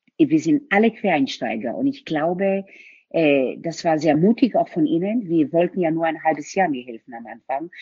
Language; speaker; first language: German; non-native, fluent; Hebrew